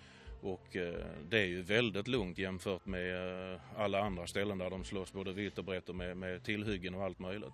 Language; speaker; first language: Swedish; native; Swedish